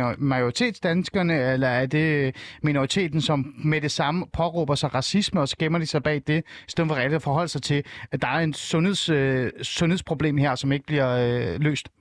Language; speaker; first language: Danish; early bilingual, other home language; Persian